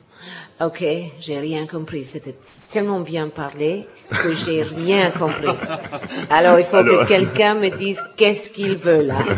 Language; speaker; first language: French; non-native, learner; English